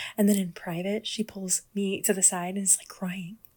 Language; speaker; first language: English; native; English